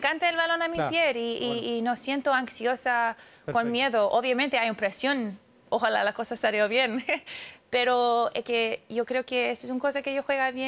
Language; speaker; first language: Spanish; early bilingual, heritage; English